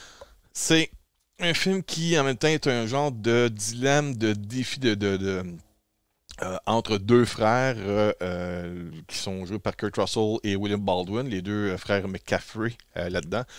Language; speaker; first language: French; native; French